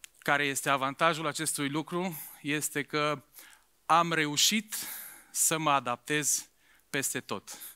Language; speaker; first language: Romanian; non-native, local second language; Hungarian